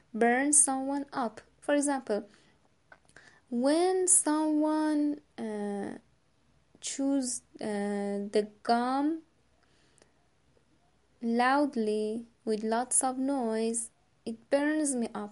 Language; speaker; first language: English; non-native, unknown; Persian